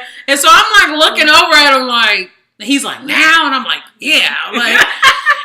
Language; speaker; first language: English; native; English